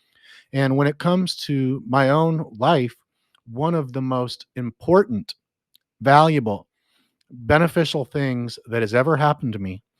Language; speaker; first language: English; native; English